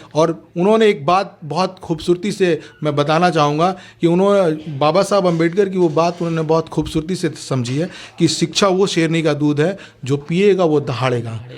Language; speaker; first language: Hindi; native; Hindi